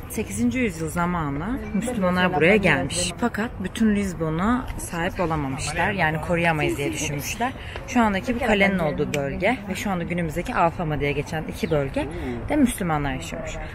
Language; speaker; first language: Turkish; native; Turkish